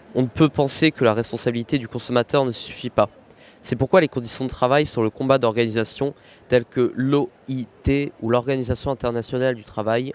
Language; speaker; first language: French; native; French